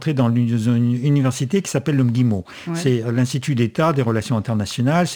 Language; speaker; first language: French; non-native, fluent; Russian